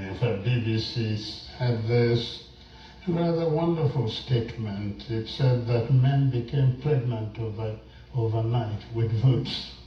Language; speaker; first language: English; non-native, local second language; Igbo